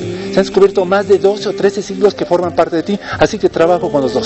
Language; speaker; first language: Spanish; native; Spanish